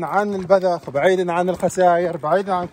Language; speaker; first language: Arabic; native; Arabic